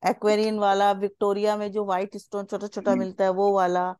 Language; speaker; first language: Hindi; non-native, local second language; Bangla